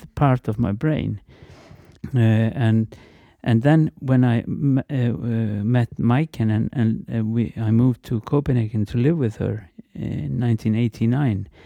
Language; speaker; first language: English; non-native, fluent; Icelandic